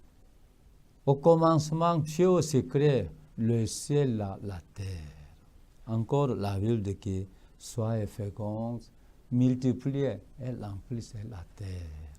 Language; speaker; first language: French; non-native, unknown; Korean